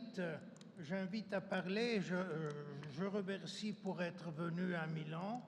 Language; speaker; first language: French; non-native, learner; Italian